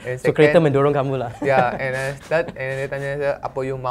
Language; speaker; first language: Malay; non-native, local second language; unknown